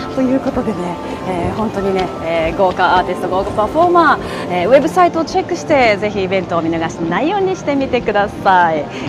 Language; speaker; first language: Japanese; native; Japanese